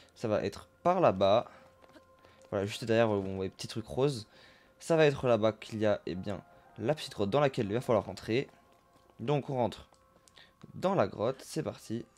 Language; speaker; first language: French; native; French